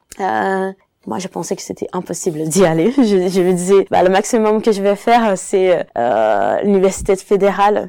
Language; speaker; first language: French; non-native, fluent; Portuguese